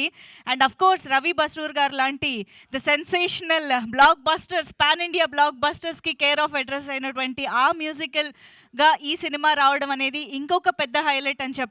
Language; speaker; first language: Telugu; native; Telugu